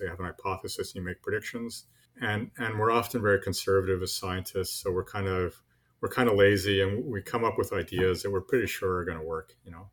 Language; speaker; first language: English; native; English